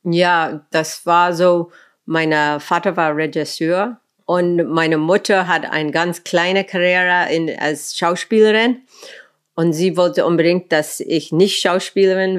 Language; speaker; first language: German; non-native, fluent; English